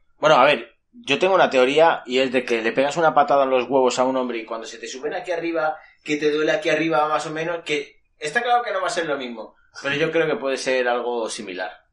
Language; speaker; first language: Spanish; native; Spanish